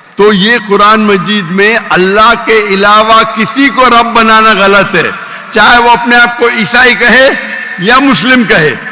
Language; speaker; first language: Urdu; non-native, local second language; Konkani